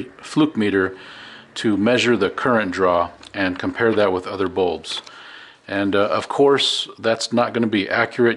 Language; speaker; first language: English; native; English